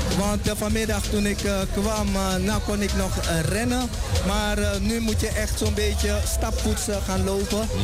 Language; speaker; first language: Dutch; native; Dutch